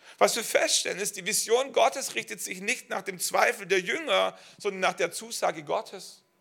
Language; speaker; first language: German; native; German